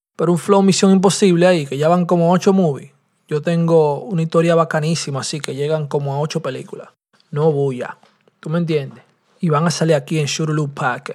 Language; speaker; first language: Spanish; early bilingual, heritage; Spanish